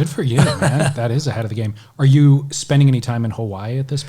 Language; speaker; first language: English; native; English